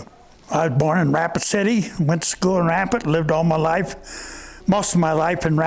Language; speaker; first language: English; native; English